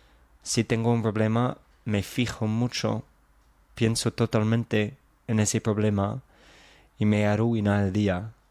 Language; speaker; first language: Spanish; non-native, fluent; English